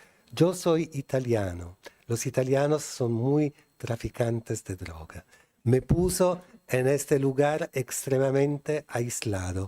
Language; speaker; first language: Spanish; non-native, fluent; Italian